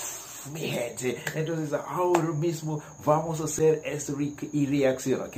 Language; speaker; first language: Spanish; non-native, learner; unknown